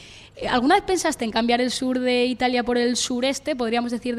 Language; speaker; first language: Spanish; native; Spanish